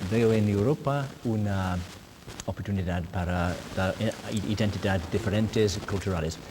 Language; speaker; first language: Spanish; non-native, learner; English